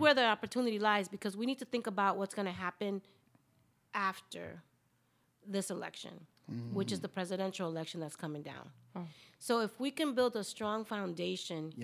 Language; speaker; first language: English; early bilingual, other home language; Spanish